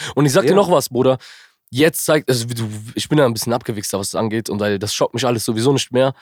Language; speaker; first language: German; early bilingual, other home language; Arabic